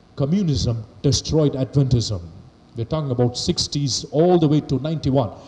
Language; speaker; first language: English; non-native, local second language; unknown